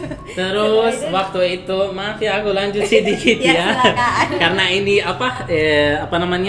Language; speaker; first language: Indonesian; non-native, fluent; Arabic